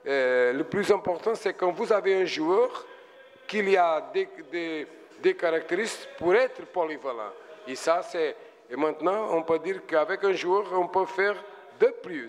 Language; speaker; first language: French; non-native, fluent; Portuguese